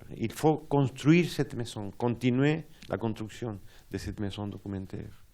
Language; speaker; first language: French; non-native, fluent; Spanish